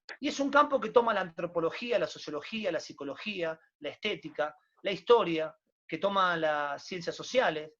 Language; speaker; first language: Spanish; native; Spanish